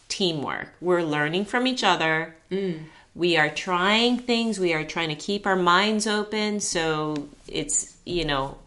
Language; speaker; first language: English; early bilingual, heritage; Chinese